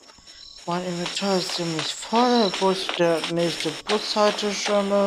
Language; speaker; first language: German; non-native, learner; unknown